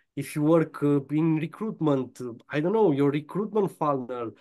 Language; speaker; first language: English; non-native, fluent; Romanian